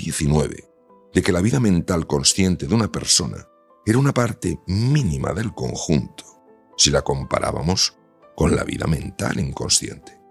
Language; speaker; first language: Spanish; native; Spanish